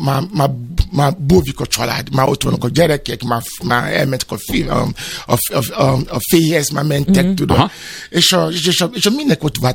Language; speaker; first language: Hungarian; non-native, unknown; Yoruba